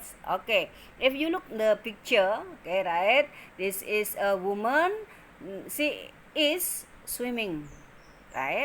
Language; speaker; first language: English; non-native, learner; Indonesian